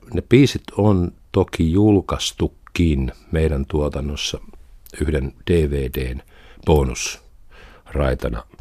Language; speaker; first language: Finnish; native; Finnish